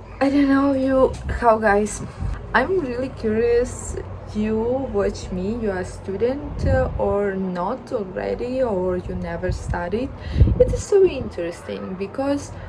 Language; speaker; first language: English; non-native, learner; Ukrainian